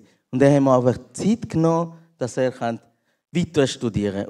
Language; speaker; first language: German; non-native, learner; Spanish